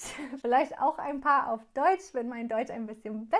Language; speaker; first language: German; non-native, learner; English